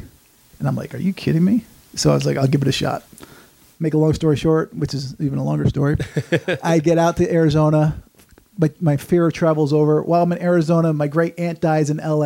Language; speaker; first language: English; native; English